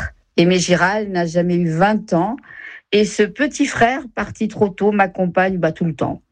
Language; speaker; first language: French; native; French